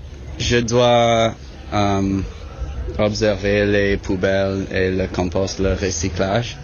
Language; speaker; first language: French; non-native, local second language; English